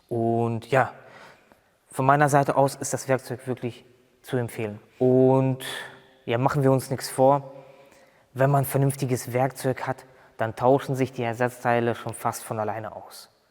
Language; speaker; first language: German; native; German